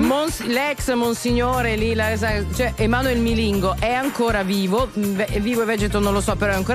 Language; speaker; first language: Italian; native; Italian